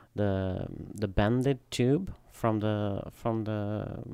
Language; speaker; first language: English; non-native, fluent; Swedish